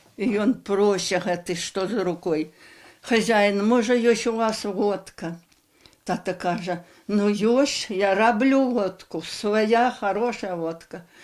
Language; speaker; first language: Belarusian; native; Belarusian